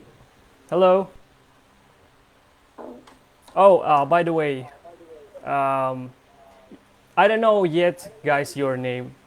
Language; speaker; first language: English; non-native, learner; Indonesian